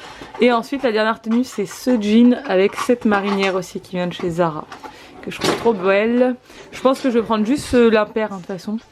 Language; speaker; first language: French; native; French